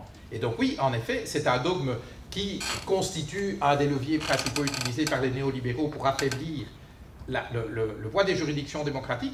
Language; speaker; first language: French; native; French